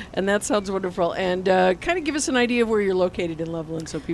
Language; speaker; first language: English; native; English